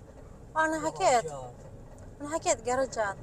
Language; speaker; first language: Arabic; non-native, fluent; Indonesian